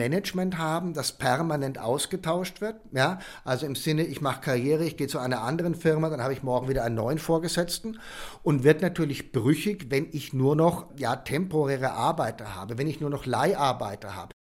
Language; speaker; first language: German; native; German